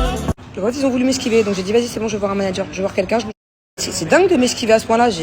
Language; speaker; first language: French; native; French